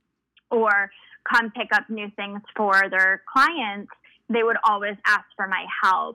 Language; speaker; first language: English; early bilingual, other home language; Spanish